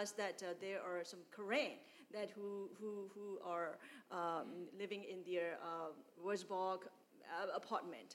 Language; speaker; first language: English; non-native, fluent; Burmese